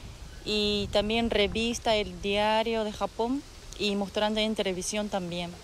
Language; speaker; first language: Spanish; non-native, learner; Japanese